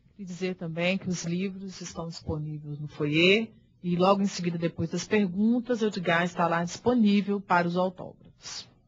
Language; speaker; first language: Portuguese; native; Portuguese